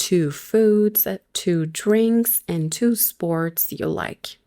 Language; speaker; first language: English; non-native, fluent; Persian